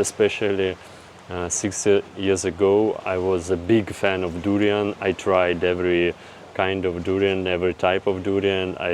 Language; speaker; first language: English; non-native, fluent; Russian